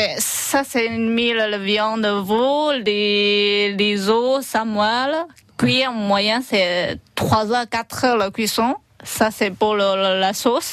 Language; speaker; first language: French; non-native, learner; Chinese